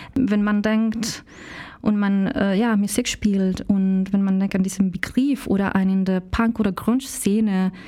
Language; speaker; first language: German; non-native, fluent; Spanish